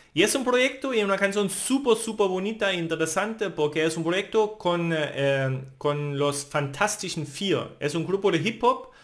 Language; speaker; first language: Spanish; non-native, fluent; German